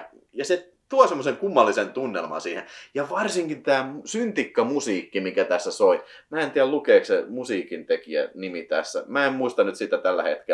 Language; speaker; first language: Finnish; native; Finnish